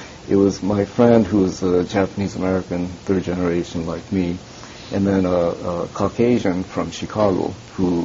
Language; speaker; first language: English; early bilingual, other home language; Japanese